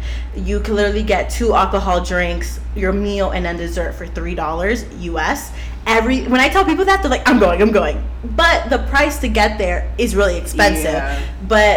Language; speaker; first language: English; native; English